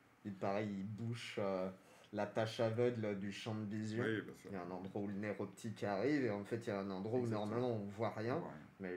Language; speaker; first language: French; native; French